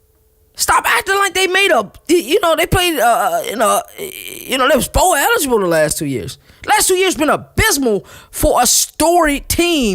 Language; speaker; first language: English; native; English